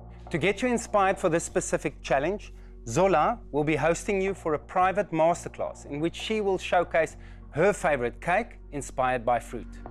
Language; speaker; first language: English; non-native, local second language; Afrikaans